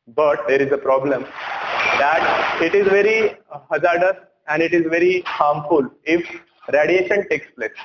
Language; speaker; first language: English; non-native, local second language; Marathi